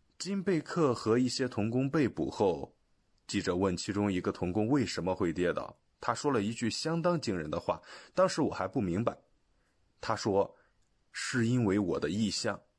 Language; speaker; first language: Chinese; non-native, fluent; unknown